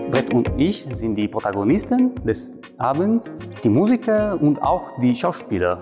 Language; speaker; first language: German; non-native, fluent; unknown